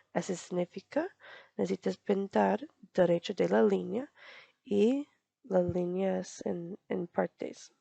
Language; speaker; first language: Spanish; non-native, learner; English